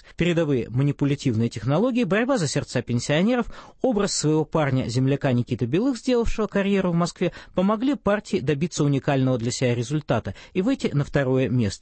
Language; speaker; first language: Russian; native; Russian